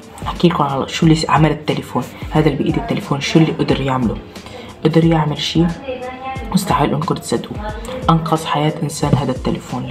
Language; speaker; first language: Arabic; native; Arabic